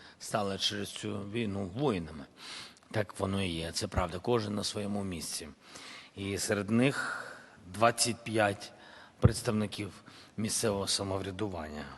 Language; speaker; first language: Ukrainian; non-native, local second language; Russian